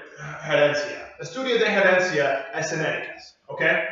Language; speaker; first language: Spanish; non-native, learner; English